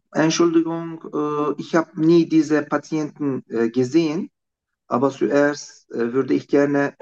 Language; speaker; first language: German; non-native, fluent; Turkish